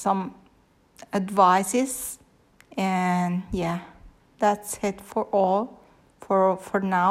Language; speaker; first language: English; non-native, fluent; Italian